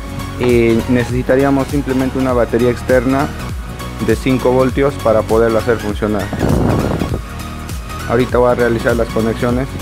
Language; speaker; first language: Spanish; native; Spanish